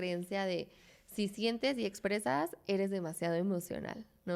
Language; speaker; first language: Spanish; native; Spanish